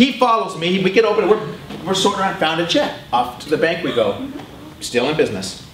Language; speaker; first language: English; native; English